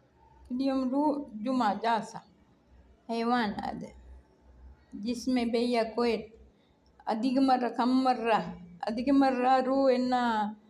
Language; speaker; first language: Arabic; non-native, learner; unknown